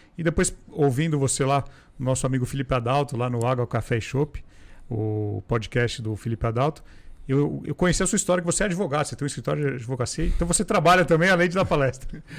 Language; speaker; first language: Portuguese; native; Portuguese